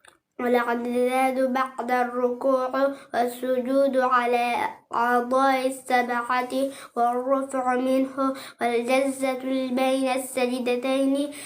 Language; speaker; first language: Arabic; non-native, learner; Oromo